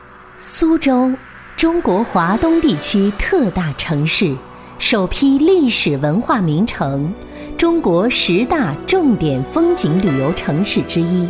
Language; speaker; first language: Chinese; native; Chinese